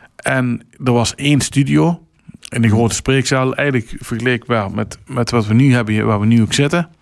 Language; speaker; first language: Dutch; native; Dutch